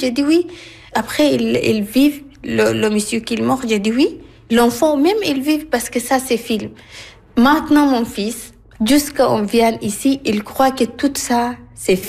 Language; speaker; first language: French; non-native, learner; Arabic